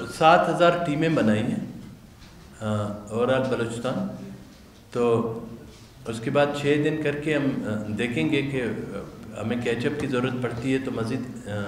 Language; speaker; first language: Urdu; non-native, local second language; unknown